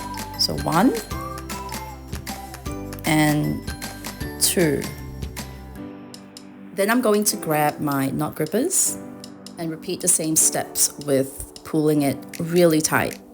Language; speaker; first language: English; native; English